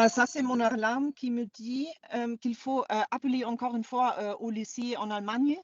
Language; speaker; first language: French; non-native, fluent; German